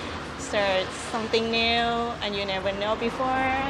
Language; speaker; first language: English; non-native, learner; Thai